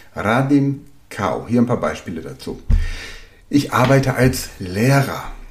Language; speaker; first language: German; native; German